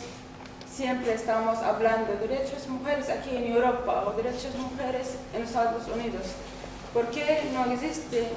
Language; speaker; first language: Spanish; non-native, learner; Arabic